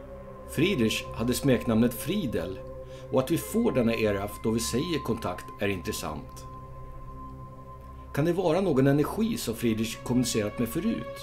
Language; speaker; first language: Swedish; native; Swedish